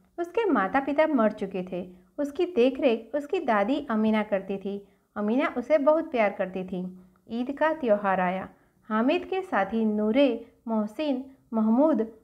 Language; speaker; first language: Hindi; non-native, local second language; Gujarati